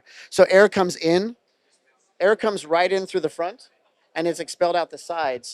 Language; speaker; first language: English; native; English